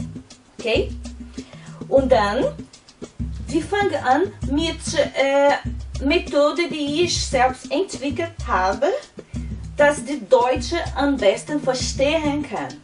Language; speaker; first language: German; non-native, fluent; Portuguese